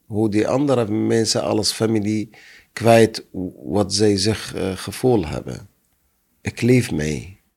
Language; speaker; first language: Dutch; non-native, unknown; Arabic